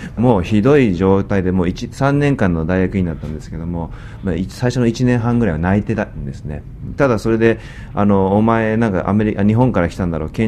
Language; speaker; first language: Japanese; native; Japanese